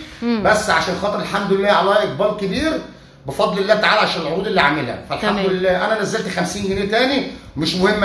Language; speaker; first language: Arabic; native; Arabic